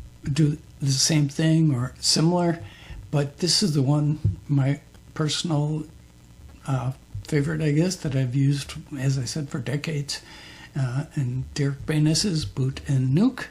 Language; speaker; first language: English; native; English